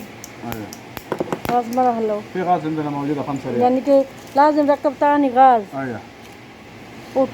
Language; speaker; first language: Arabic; non-native, learner; Urdu